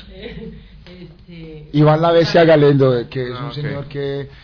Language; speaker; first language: Spanish; native; Spanish